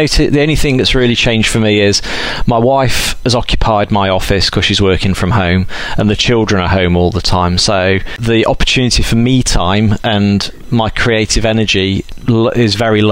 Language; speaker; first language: English; native; English